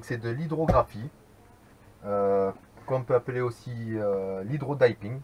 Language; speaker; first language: French; native; French